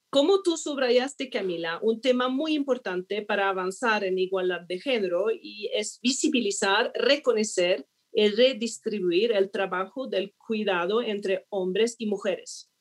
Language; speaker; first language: Spanish; non-native, fluent; Swedish